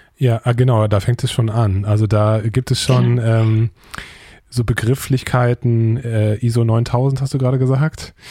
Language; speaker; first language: German; native; German